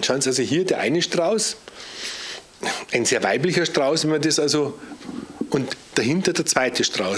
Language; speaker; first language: German; native; German